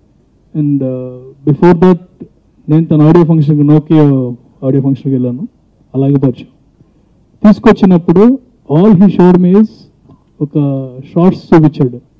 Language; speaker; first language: Telugu; native; Telugu